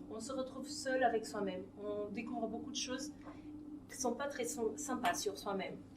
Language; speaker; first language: French; non-native, fluent; Portuguese